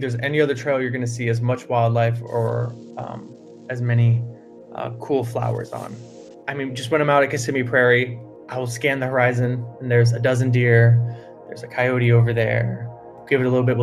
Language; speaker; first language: English; native; English